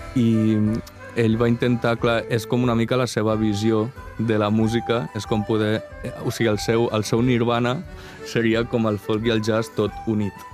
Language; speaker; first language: Catalan; non-native, local second language; Spanish